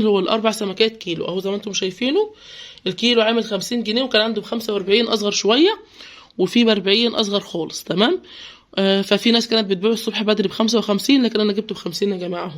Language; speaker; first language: Arabic; native; Arabic